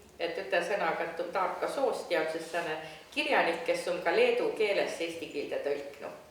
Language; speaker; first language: Estonian; native; Estonian